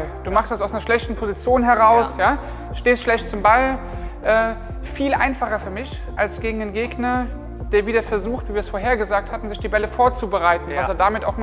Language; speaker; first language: German; native; German